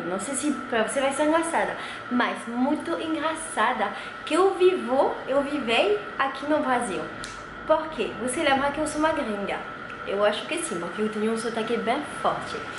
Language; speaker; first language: Portuguese; non-native, fluent; French